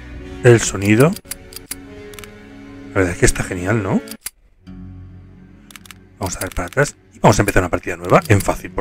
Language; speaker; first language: Spanish; native; Spanish